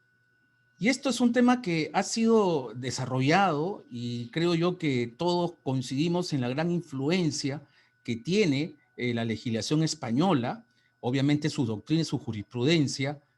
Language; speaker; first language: Spanish; native; Spanish